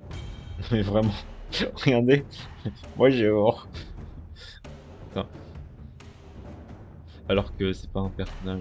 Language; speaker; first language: French; native; French